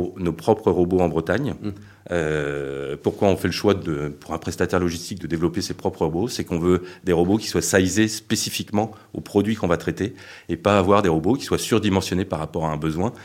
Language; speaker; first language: French; native; French